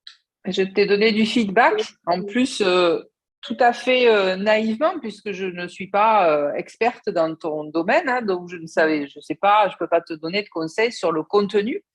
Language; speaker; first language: French; native; French